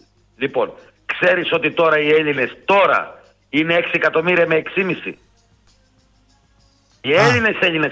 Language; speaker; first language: Greek; native; Greek